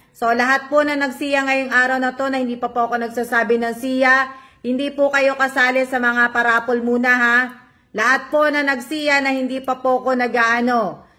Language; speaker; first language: Filipino; native; Filipino